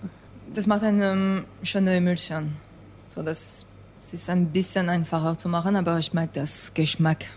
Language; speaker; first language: German; non-native, fluent; English